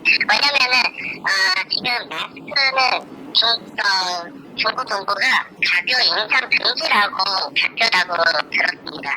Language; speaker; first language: Korean; non-native, fluent; Chinese